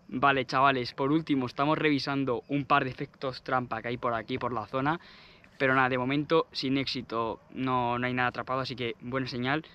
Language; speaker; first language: Spanish; native; Spanish